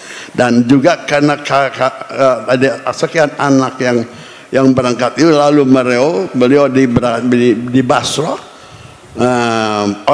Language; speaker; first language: Indonesian; native; Indonesian